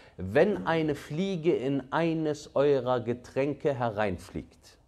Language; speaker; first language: German; early bilingual, other home language; Arabic